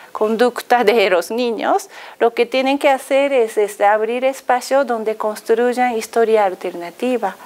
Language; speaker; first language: Spanish; non-native, fluent; Japanese